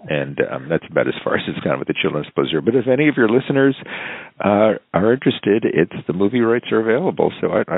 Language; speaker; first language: English; native; English